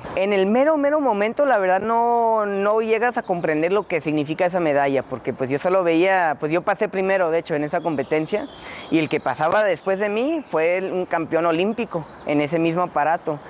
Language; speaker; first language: Spanish; early bilingual, heritage; Spanish